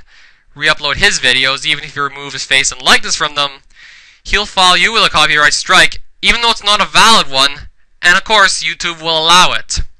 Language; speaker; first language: English; native; English